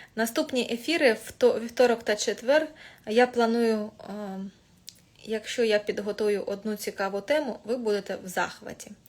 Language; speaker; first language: Ukrainian; non-native, local second language; Russian